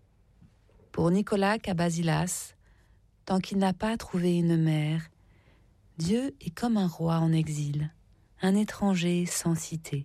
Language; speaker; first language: French; native; French